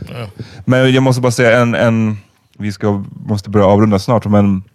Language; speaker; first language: Swedish; native; Swedish